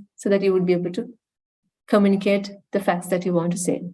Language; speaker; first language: English; non-native, local second language; Sinhala